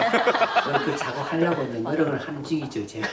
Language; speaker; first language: Korean; native; Korean